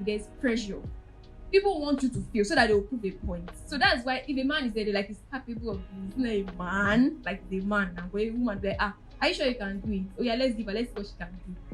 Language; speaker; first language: English; non-native, local second language; Yoruba